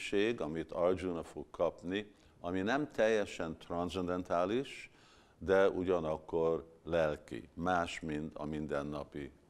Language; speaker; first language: Hungarian; early bilingual, heritage; Hungarian